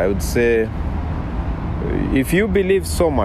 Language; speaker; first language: English; non-native, local second language; Masai